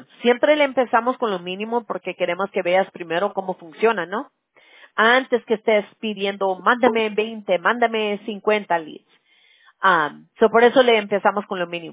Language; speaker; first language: Spanish; early bilingual, heritage; Spanish